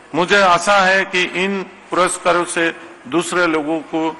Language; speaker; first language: Hindi; non-native, local second language; Assamese